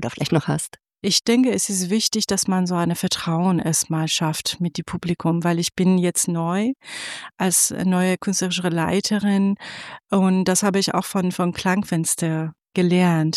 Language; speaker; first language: German; non-native, fluent; Persian